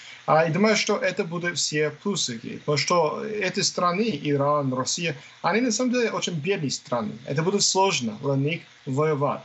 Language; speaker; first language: Russian; non-native, fluent; English